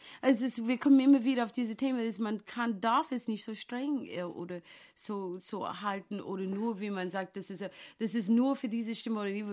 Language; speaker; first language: German; non-native, fluent; English